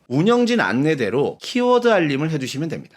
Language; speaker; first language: Korean; native; Korean